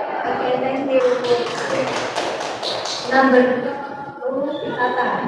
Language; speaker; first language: English; non-native, learner; Indonesian